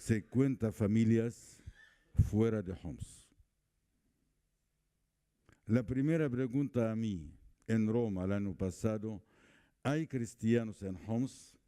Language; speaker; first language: Spanish; non-native, fluent; Arabic